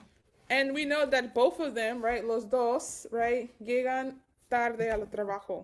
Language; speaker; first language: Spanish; early bilingual, heritage; Spanish